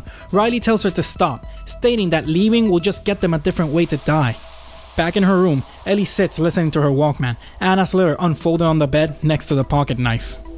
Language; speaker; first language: English; native; English